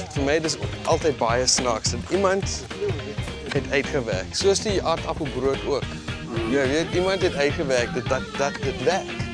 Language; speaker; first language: Afrikaans; non-native, local second language; English